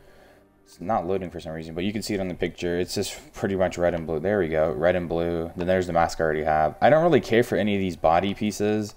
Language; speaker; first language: English; native; English